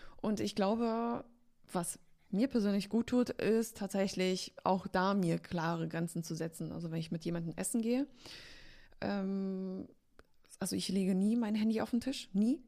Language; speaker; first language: German; early bilingual, heritage; Polish